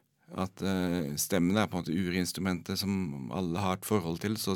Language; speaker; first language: Norwegian; native; Norwegian